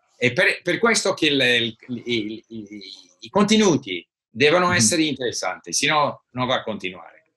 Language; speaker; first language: Italian; non-native, learner; English